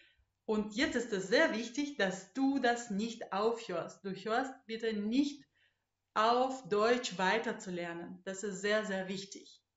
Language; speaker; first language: German; non-native, fluent; Russian